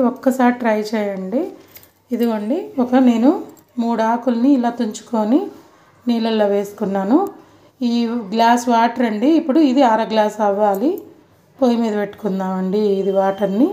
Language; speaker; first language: Telugu; native; Telugu